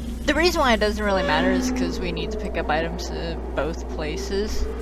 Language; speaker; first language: English; native; English